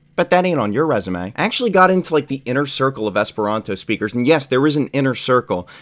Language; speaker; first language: English; native; English